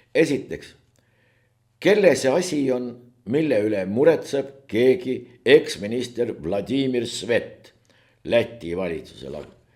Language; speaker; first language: Estonian; native; Estonian